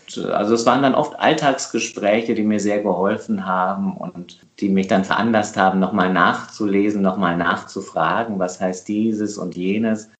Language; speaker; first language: German; native; German